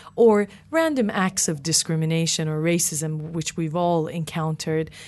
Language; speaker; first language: English; early bilingual, other home language; Persian